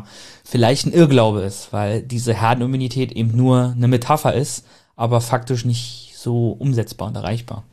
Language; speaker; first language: German; native; German